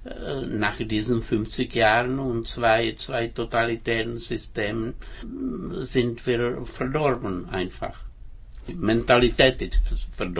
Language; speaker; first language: German; non-native, fluent; Czech